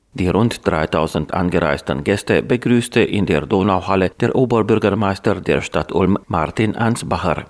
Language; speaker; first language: German; native; German